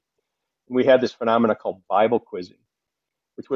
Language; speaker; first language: English; native; English